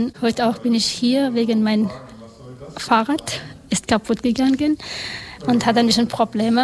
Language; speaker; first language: German; non-native, learner; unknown